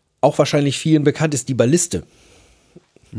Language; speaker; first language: German; native; German